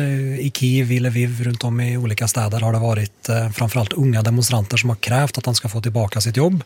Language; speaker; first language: Swedish; native; Swedish